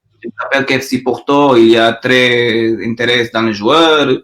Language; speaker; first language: French; non-native, learner; Portuguese